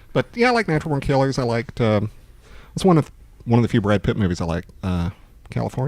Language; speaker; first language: English; native; English